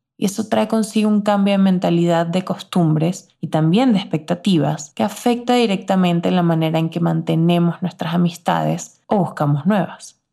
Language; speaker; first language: Spanish; native; Spanish